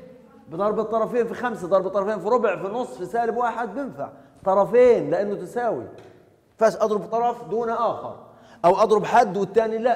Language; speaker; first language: Arabic; native; Arabic